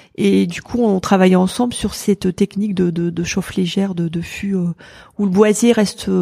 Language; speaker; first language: French; native; French